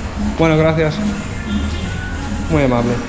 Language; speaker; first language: Spanish; non-native, fluent; English